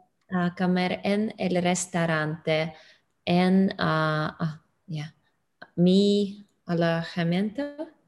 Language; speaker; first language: Spanish; non-native, learner; English